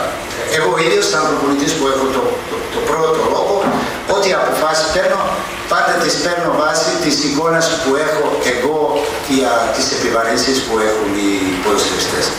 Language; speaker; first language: Greek; non-native, fluent; Serbian